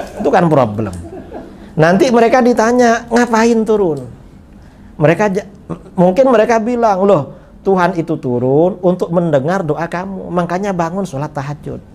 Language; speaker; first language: Malay; native; Malay